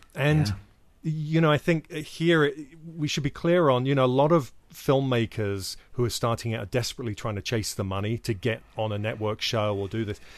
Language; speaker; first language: English; native; English